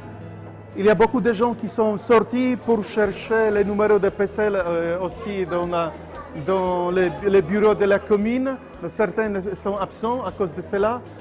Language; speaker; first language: French; non-native, fluent; Polish